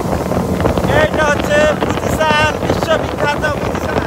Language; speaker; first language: Japanese; non-native, fluent; Bangla